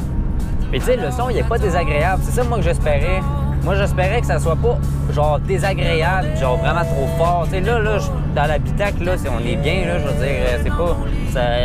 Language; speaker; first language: French; native; French